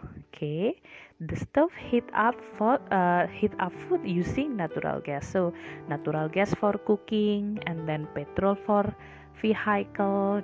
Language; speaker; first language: English; non-native, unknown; Indonesian